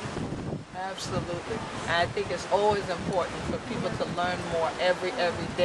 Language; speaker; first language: English; native; English